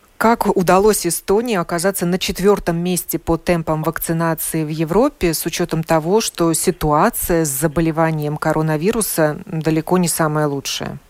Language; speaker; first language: Russian; native; Russian